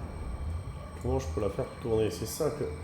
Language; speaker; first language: French; native; French